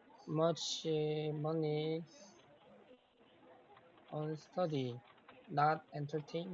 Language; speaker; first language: English; non-native, learner; Korean